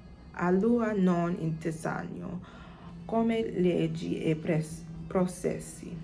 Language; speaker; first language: Italian; non-native, learner; English